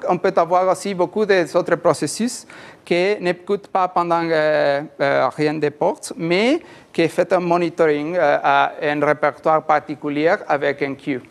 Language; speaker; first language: French; non-native, learner; Spanish